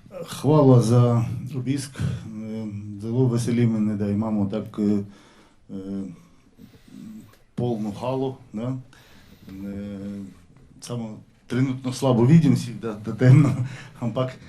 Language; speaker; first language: Slovenian; non-native, learner; Russian